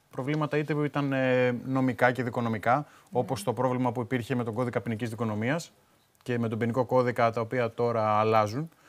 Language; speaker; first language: Greek; native; Greek